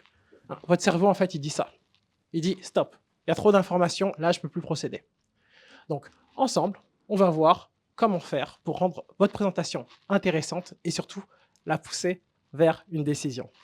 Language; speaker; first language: French; native; French